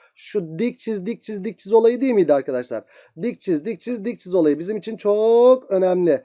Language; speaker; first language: Turkish; native; Turkish